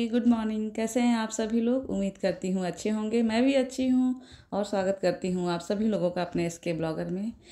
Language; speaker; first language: Hindi; native; Hindi